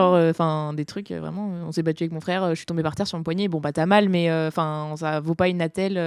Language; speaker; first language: French; native; French